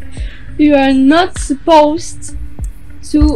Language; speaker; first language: English; non-native, learner; Polish